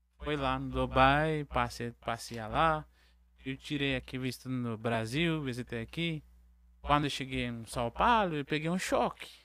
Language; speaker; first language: Portuguese; non-native, learner; Arabic